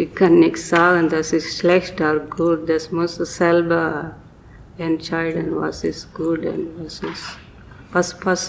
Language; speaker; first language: German; non-native, learner; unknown